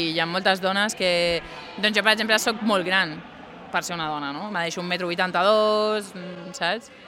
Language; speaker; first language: Catalan; non-native, local second language; Spanish